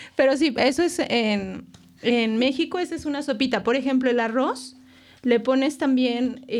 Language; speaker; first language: Spanish; native; Spanish